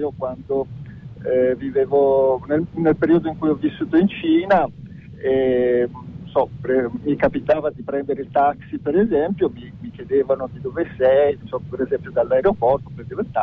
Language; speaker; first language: Italian; early bilingual, other home language; Chinese